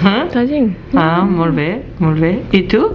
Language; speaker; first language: Catalan; native; Catalan